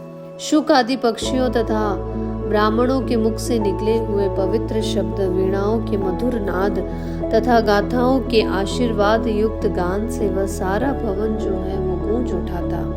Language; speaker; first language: Hindi; native; Hindi